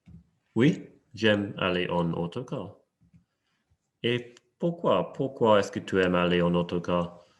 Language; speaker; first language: French; non-native, fluent; English